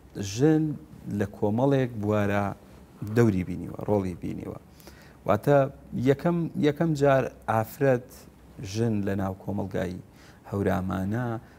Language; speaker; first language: Central Kurdish; non-native, local second language; Gurani